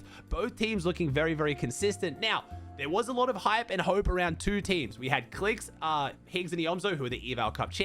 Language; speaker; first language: English; native; English